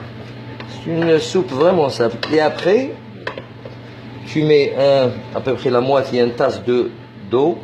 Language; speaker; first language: French; non-native, fluent; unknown